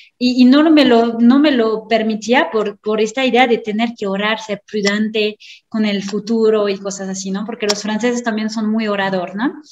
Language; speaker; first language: Spanish; non-native, fluent; French